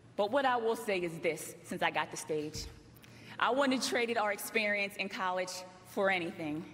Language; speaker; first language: English; native; English